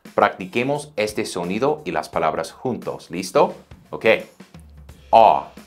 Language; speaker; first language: Spanish; non-native, fluent; English